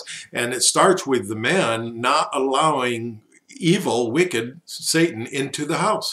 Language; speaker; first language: English; native; English